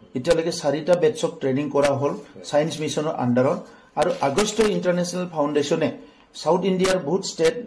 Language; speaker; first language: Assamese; non-native, local second language; Bodo